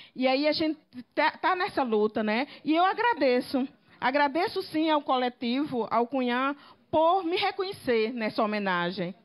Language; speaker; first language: Portuguese; native; Portuguese